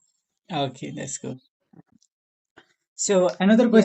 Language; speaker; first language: English; non-native, learner; Nepali